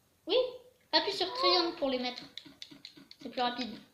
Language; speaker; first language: French; native; French